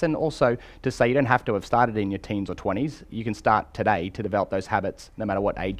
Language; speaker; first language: English; native; English